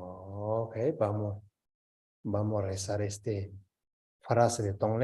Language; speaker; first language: Spanish; non-native, learner; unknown